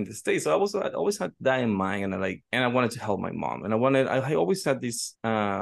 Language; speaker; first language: English; non-native, fluent; Spanish